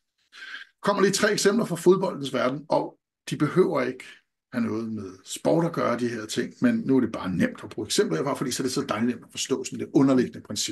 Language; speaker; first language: Danish; native; Danish